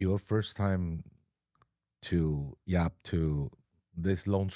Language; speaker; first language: English; non-native, learner; Chinese